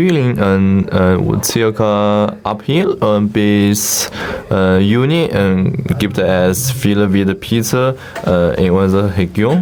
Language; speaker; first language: German; non-native, learner; Chinese